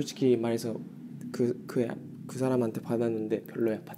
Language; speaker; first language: Korean; early bilingual, heritage; Korean